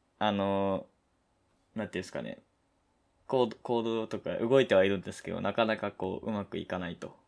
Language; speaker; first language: Japanese; native; Japanese